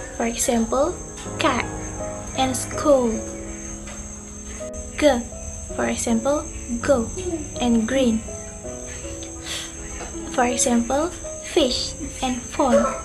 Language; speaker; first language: English; non-native, learner; Indonesian